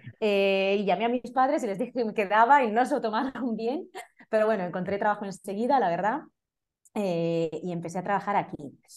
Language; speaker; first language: Spanish; non-native, fluent; Italian